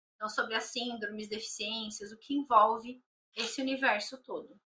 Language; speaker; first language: Portuguese; native; Portuguese